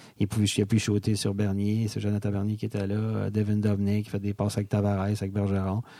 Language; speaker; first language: French; native; French